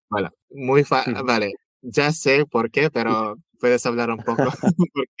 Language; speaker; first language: Spanish; non-native, fluent; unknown